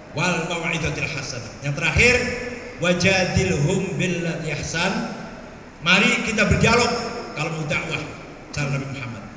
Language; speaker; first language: Malay; non-native, local second language; Javanese